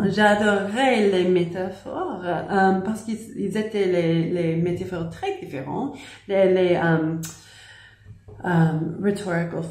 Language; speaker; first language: French; non-native, learner; English